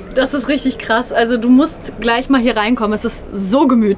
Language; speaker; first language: German; native; German